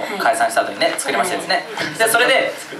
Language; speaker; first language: Japanese; native; Japanese